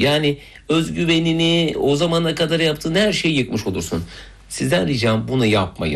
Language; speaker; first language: Turkish; native; Turkish